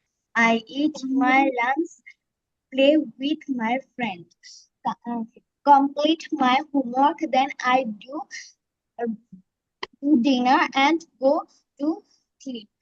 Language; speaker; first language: English; non-native, learner; Bangla